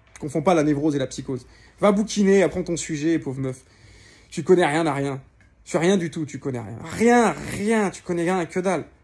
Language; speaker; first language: French; native; French